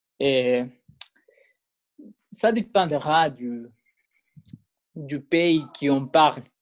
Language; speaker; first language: French; non-native, learner; Spanish